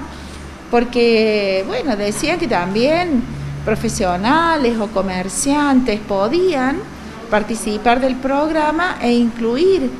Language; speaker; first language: Spanish; native; Spanish